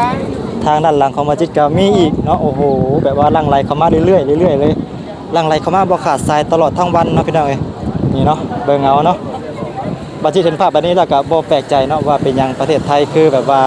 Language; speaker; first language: Thai; non-native, local second language; Northeastern Thai